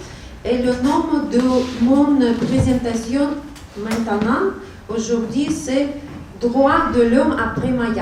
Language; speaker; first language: French; non-native, learner; Russian